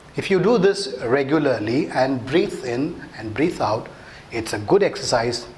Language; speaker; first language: English; non-native, local second language; Tamil